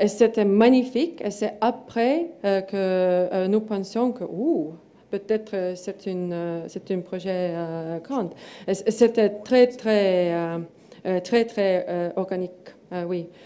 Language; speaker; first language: French; non-native, learner; Estonian